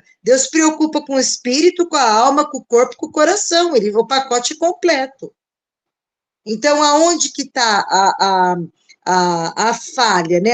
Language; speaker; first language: Portuguese; native; Portuguese